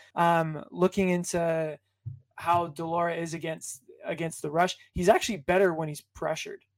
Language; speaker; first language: English; native; English